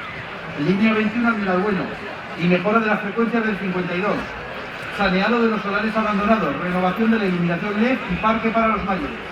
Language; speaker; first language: Spanish; native; Spanish